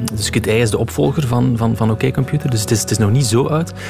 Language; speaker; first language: Dutch; native; Dutch